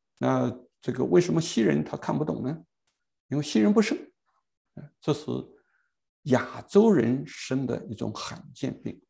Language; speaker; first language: Chinese; native; Chinese